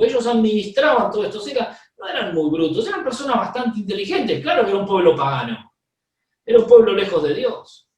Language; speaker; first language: Spanish; native; Spanish